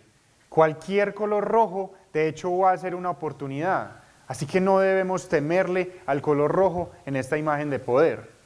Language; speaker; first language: Spanish; native; Spanish